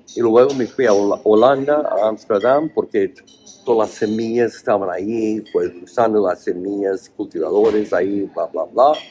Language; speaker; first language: Spanish; non-native, fluent; English